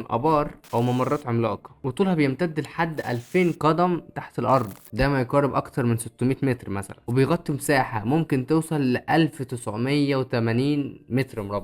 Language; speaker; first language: Arabic; native; Arabic